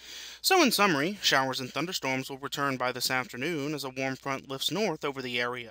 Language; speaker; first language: English; native; English